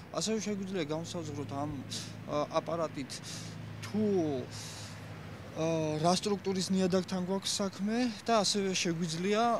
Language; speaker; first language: Georgian; native; Georgian